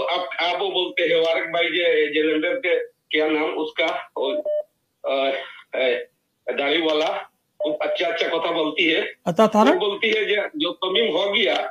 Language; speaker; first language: Hindi; non-native, learner; Bangla